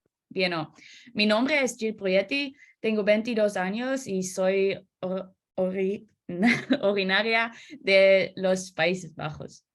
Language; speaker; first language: Spanish; non-native, learner; Dutch